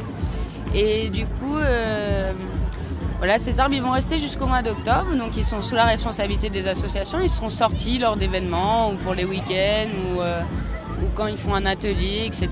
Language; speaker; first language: French; native; French